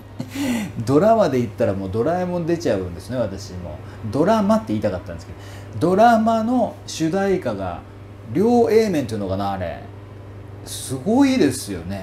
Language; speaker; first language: Japanese; native; Japanese